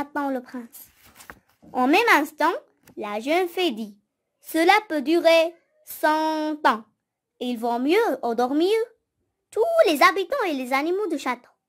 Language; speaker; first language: French; non-native, local second language; Arabic